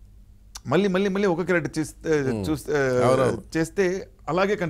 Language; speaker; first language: Telugu; non-native, learner; Tamil